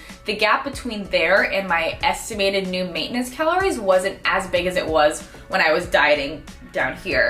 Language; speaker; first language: English; native; English